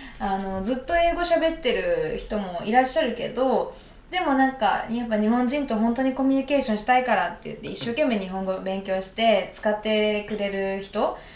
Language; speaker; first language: Japanese; native; Japanese